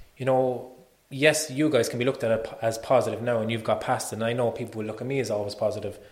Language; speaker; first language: English; native; English